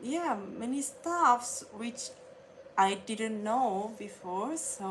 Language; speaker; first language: English; non-native, learner; Japanese